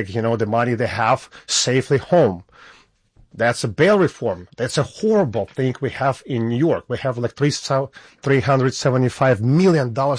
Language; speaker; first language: English; non-native, fluent; Russian